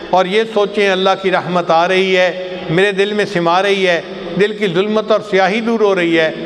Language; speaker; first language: Urdu; non-native, local second language; Punjabi